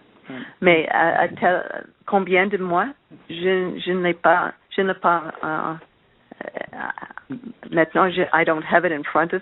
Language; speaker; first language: French; non-native, learner; English